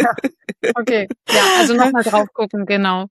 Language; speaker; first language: German; native; German